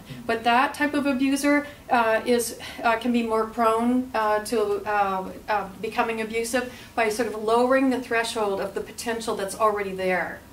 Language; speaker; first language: English; native; English